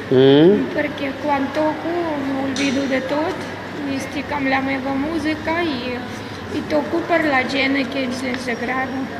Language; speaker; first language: Catalan; non-native, fluent; Russian